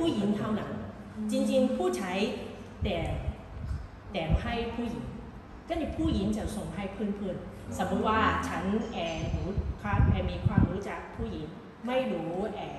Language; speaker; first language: Thai; non-native, learner; Cantonese